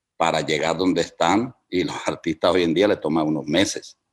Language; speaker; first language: Spanish; native; Spanish